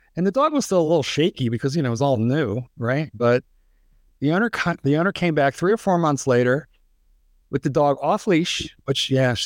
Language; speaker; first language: English; native; English